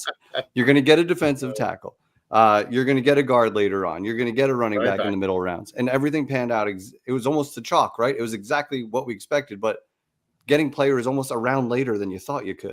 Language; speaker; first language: English; native; English